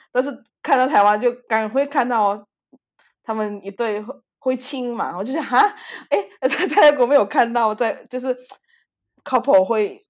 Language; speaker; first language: Chinese; early bilingual, heritage; Chinese